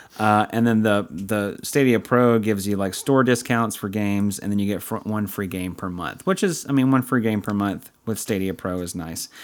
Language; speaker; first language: English; native; English